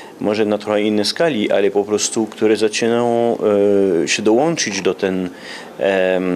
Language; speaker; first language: Polish; early bilingual, heritage; Polish